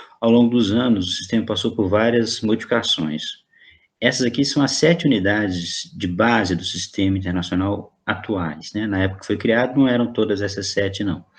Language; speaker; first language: Portuguese; native; Portuguese